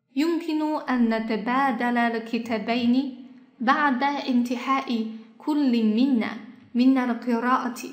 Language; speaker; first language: Arabic; non-native, fluent; Chinese